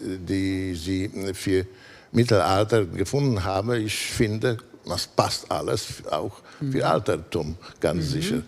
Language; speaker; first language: German; non-native, fluent; Polish